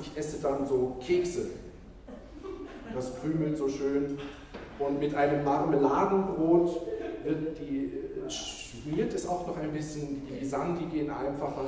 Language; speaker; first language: German; native; German